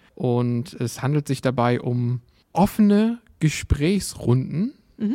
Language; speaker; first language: German; native; German